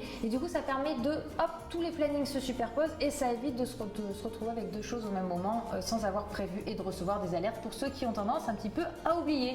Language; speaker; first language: French; native; French